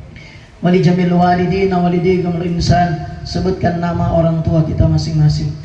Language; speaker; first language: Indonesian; native; Indonesian